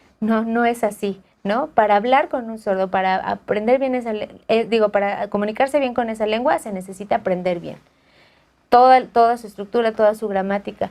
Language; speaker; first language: Spanish; native; Spanish